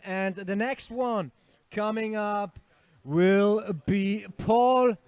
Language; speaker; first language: English; non-native, fluent; German